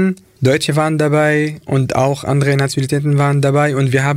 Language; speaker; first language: German; non-native, fluent; Arabic